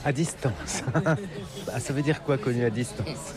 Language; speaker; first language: French; native; French